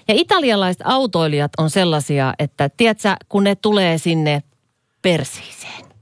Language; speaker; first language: Finnish; native; Finnish